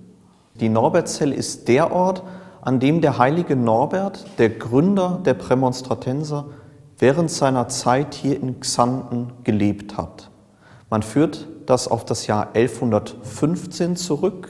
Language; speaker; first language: German; native; German